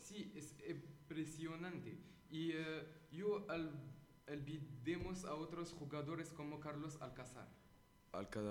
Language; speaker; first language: Spanish; non-native, learner; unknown